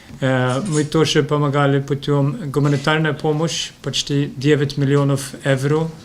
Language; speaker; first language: Russian; non-native, fluent; Swedish